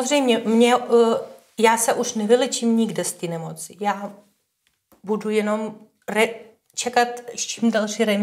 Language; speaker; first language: Czech; non-native, fluent; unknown